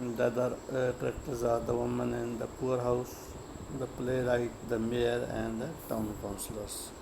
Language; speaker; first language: English; non-native, local second language; Urdu